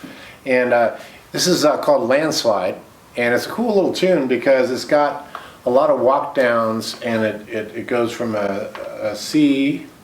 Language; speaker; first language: English; native; English